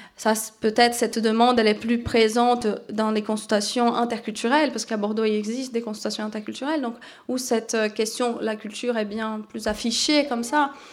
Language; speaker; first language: French; non-native, fluent; Portuguese